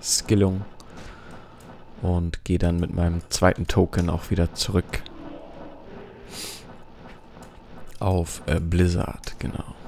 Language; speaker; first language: German; native; German